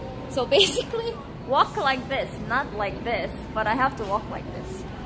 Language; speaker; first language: English; non-native, learner; Korean